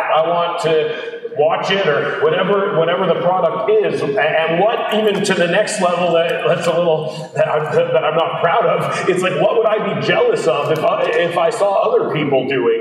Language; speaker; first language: English; native; English